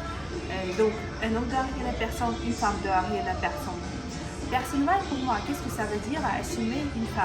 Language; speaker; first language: French; non-native, local second language; Ukrainian